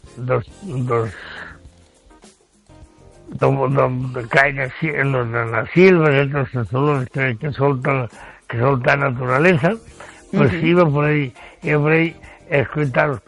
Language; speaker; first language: Spanish; native; Spanish